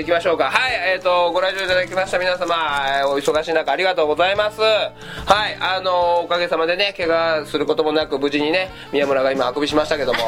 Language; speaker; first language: Japanese; native; Japanese